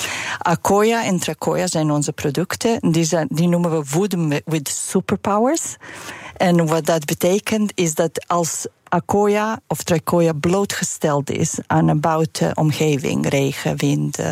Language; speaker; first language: Dutch; non-native, fluent; Serbian